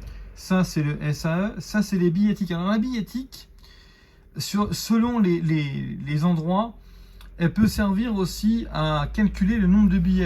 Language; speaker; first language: French; native; French